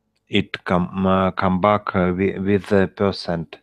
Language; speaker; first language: English; non-native, learner; Russian